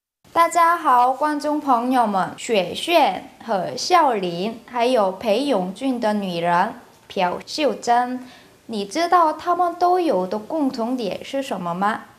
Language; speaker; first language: Chinese; non-native, fluent; Korean